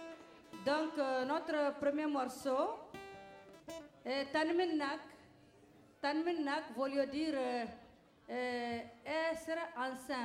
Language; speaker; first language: French; non-native, local second language; Tamasheq